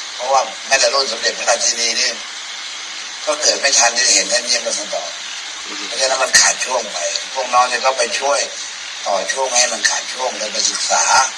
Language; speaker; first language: Thai; native; Thai